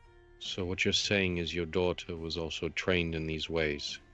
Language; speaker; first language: English; native; English